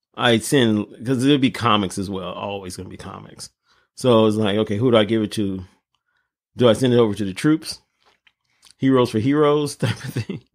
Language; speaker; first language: English; native; English